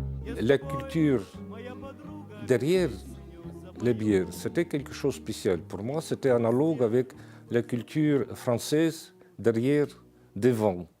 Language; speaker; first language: French; non-native, fluent; Russian